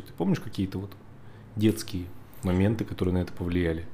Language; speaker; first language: Russian; native; Russian